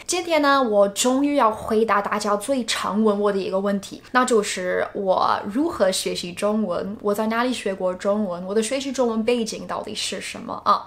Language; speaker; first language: Chinese; non-native, fluent; English